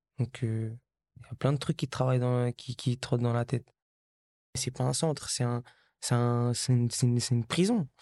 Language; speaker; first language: French; early bilingual, other home language; Kabuverdianu